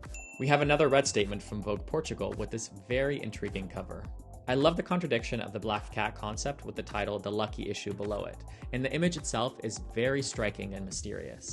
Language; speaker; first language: English; native; English